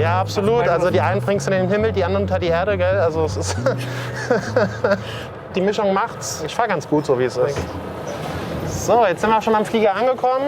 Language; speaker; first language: German; early bilingual, other home language; Spanish